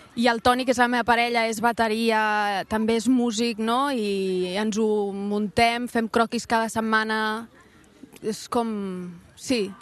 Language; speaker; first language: Catalan; non-native, local second language; Spanish